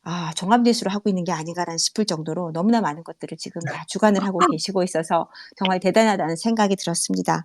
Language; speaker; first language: Korean; native; Korean